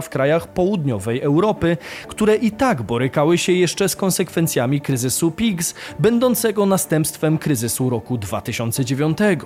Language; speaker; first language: Polish; native; Polish